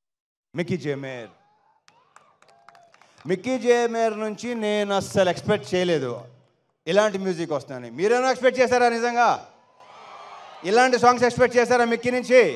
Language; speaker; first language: Telugu; native; Telugu